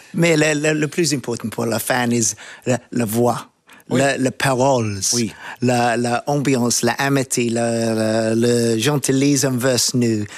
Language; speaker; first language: French; non-native, fluent; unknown